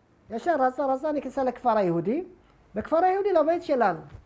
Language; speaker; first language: Hebrew; non-native, fluent; Amharic